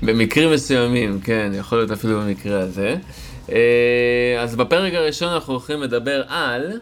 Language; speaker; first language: Hebrew; native; Hebrew